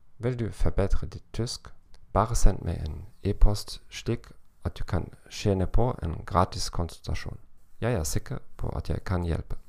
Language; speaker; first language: Norwegian; non-native, learner; German